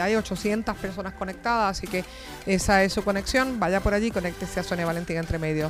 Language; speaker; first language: Spanish; native; Spanish